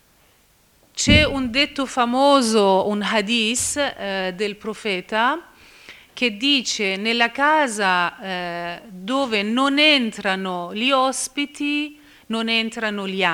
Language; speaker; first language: Italian; non-native, fluent; Persian